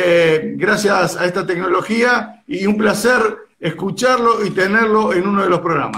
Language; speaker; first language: Spanish; native; Spanish